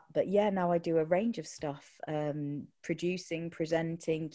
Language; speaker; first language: English; native; English